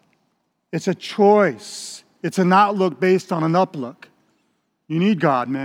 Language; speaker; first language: English; native; English